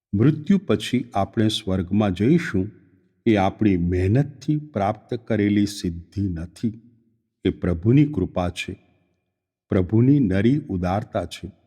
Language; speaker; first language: Gujarati; native; Gujarati